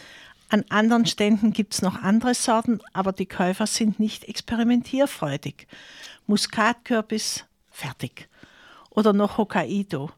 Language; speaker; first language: German; native; German